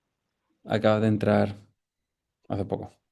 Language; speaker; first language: Spanish; native; Spanish